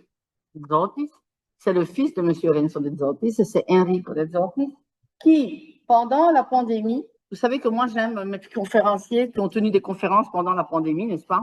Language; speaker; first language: French; non-native, fluent; Italian